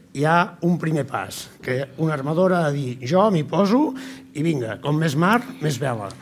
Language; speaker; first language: Catalan; native; Catalan